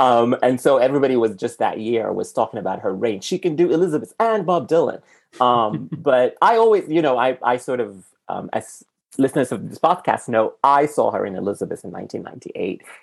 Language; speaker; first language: English; non-native, fluent; Arabic